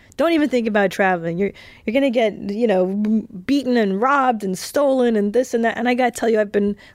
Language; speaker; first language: English; native; English